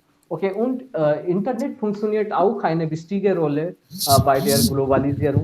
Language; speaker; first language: German; non-native, fluent; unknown